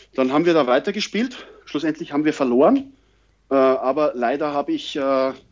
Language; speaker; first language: German; native; German